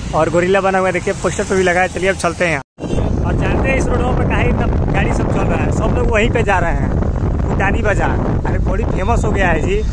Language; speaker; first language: Hindi; non-native, local second language; Bhojpuri